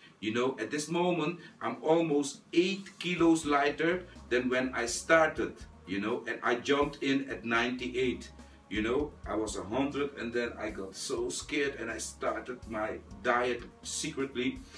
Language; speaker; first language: English; non-native, fluent; Dutch